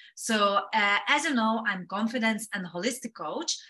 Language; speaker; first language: English; non-native, fluent; Lithuanian